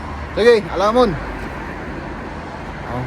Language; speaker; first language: Filipino; native; Filipino